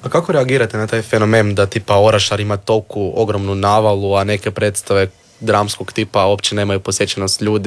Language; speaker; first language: Serbian; native; Serbian